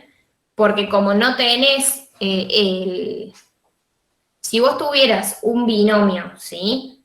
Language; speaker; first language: Spanish; native; Spanish